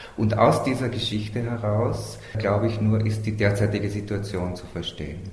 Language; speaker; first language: German; native; German